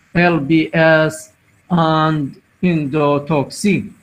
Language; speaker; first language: English; non-native, fluent; Arabic